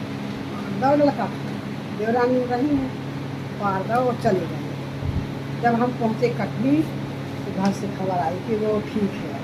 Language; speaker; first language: Hindi; native; Hindi